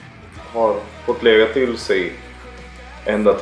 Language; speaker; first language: Swedish; native; Swedish